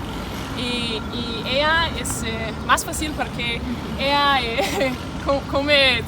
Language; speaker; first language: Spanish; non-native, learner; Danish